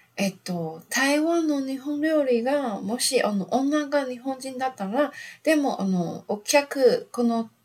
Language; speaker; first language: Japanese; non-native, learner; Chinese